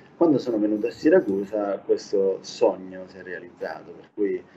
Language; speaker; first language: Italian; native; Italian